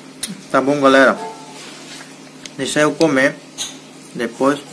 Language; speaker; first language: Portuguese; non-native, learner; Hindi